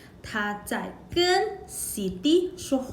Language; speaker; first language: Chinese; non-native, local second language; Malay